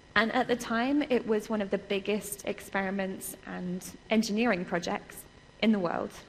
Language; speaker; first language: English; native; English